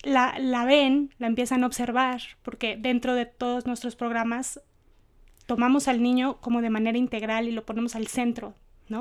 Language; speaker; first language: Spanish; native; Spanish